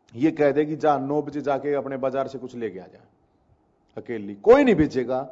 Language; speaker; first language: Hindi; native; Hindi